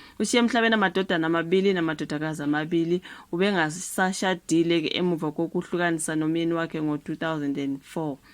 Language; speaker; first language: Zulu; native; Zulu